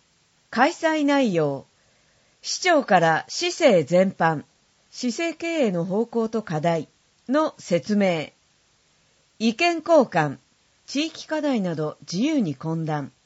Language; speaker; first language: Japanese; native; Japanese